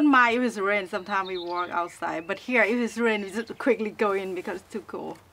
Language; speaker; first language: English; non-native, fluent; Thai